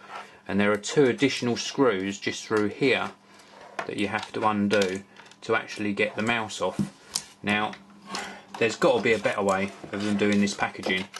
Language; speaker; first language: English; native; English